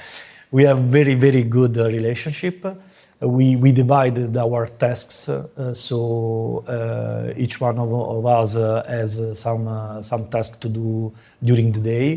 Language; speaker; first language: English; non-native, fluent; Italian